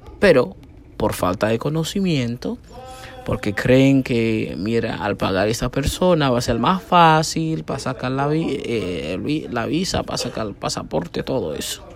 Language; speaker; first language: Spanish; non-native, fluent; Haitian Creole